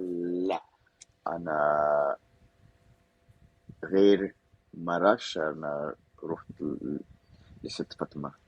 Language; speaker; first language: Arabic; non-native, learner; Spanish